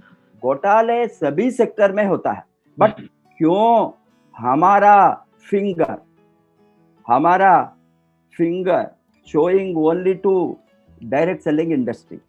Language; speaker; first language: Hindi; non-native, local second language; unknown